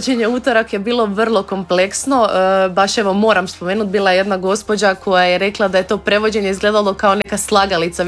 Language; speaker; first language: Croatian; native; Croatian